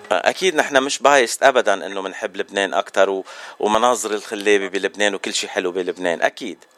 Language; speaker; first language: Arabic; native; Arabic